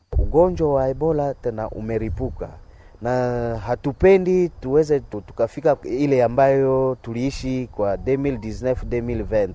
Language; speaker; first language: Swahili; non-native, local second language; Nande